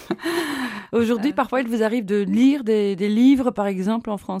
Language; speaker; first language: French; native; French